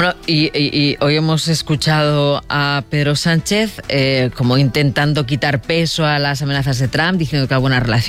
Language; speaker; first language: Spanish; native; Spanish